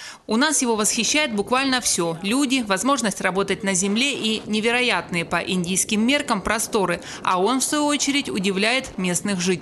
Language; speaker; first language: Russian; native; Russian